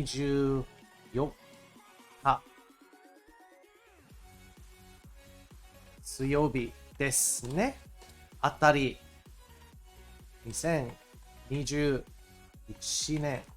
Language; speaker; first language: Japanese; non-native, learner; English